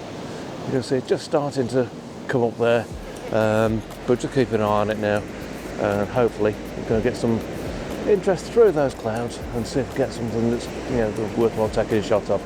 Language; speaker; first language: English; native; English